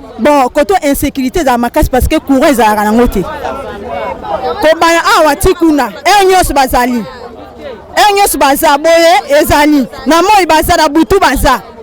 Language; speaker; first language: Lingala; native; Lingala